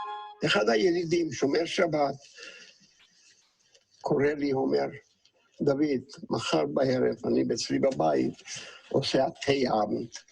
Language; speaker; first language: Hebrew; non-native, fluent; Yiddish